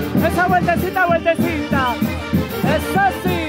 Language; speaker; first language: Spanish; native; Spanish